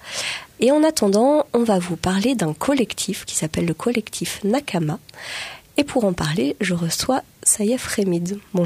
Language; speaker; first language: French; native; French